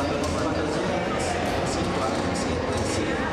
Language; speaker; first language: Spanish; non-native, local second language; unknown